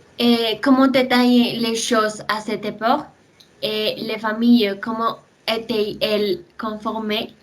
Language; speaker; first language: French; non-native, learner; Spanish